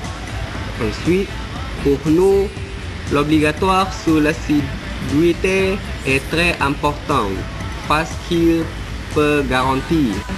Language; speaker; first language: French; non-native, learner; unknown